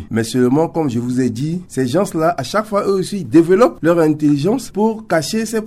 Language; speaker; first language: French; non-native, local second language; Sango